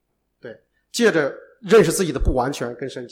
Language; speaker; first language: Chinese; native; Chinese